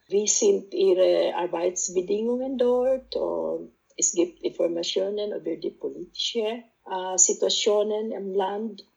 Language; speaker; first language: German; non-native, fluent; Cebuano